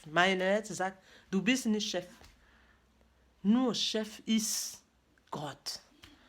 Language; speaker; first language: German; non-native, learner; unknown